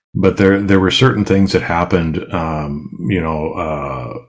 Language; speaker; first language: English; native; English